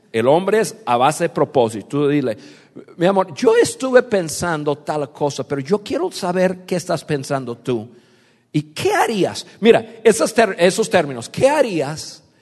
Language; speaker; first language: Spanish; non-native, fluent; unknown